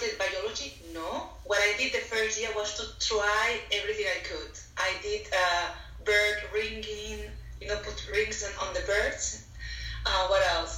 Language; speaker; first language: English; non-native, fluent; Spanish